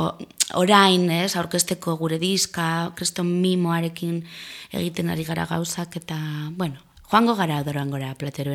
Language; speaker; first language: Basque; non-native, local second language; Spanish